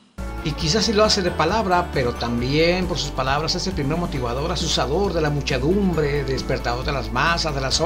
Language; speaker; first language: Spanish; native; Spanish